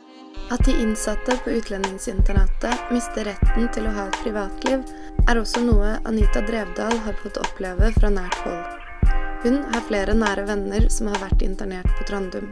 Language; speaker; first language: Norwegian; native; Norwegian